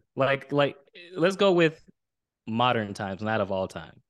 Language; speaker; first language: English; early bilingual, other home language; Haitian Creole